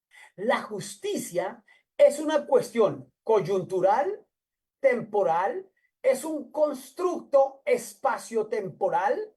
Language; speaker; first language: Spanish; native; Spanish